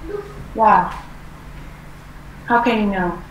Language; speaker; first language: English; non-native, fluent; Vietnamese